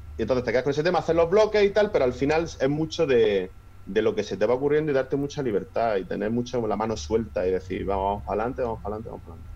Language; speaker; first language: Spanish; native; Spanish